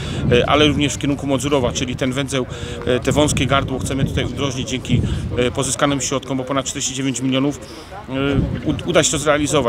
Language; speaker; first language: Polish; native; Polish